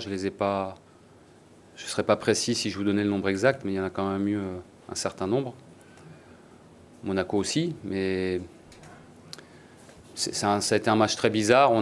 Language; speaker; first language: French; native; French